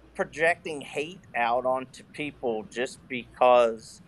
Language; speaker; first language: English; native; English